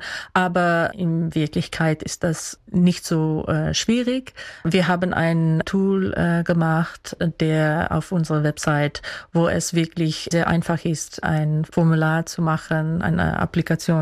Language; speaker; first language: German; non-native, fluent; Dutch